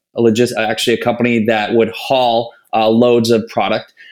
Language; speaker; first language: English; native; English